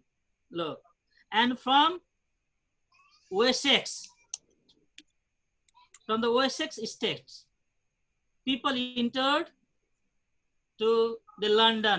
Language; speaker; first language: English; non-native, fluent; Nepali